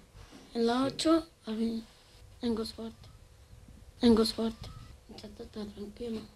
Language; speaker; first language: Spanish; non-native, learner; Arabic